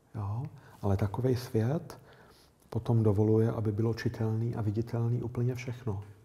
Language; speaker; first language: Czech; native; Czech